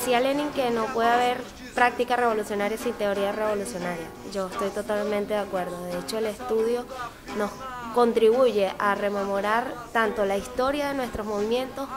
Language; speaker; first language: Spanish; native; Spanish